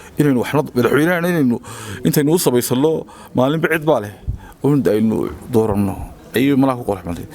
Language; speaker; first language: Somali; native; Somali